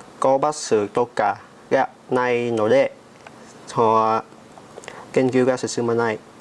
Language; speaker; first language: Japanese; non-native, learner; Vietnamese